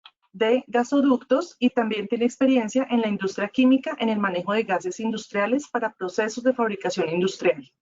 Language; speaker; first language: Spanish; native; Spanish